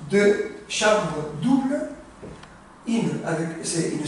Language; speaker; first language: French; non-native, learner; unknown